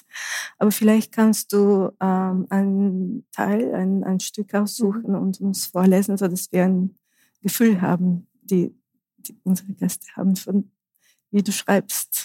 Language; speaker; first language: German; non-native, fluent; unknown